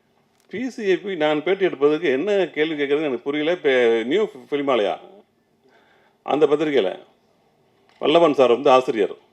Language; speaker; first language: Tamil; native; Tamil